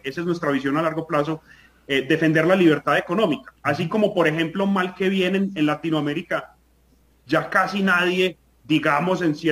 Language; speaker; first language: Spanish; native; Spanish